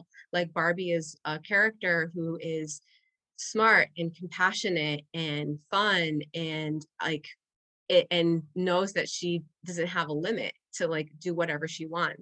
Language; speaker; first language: English; non-native, fluent; Spanish